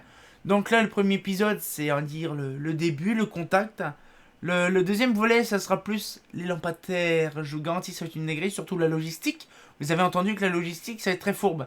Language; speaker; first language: French; native; French